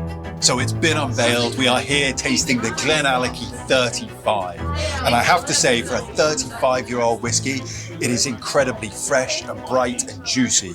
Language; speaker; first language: English; native; English